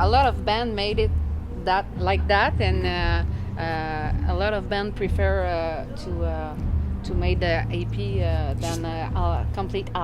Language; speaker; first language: English; non-native, learner; French